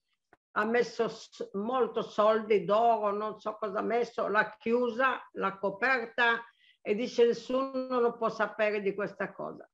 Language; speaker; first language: Italian; non-native, local second language; Arabic